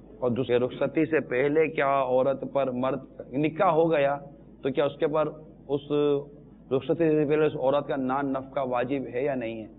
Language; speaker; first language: Urdu; non-native, local second language; Memoni